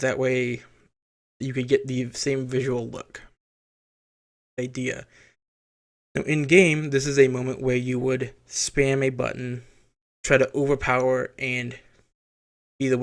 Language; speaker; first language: English; native; English